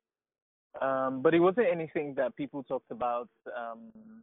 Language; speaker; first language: English; non-native, local second language; Igbo